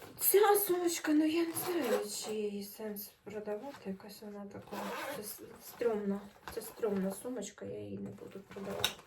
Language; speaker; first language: Ukrainian; native; Ukrainian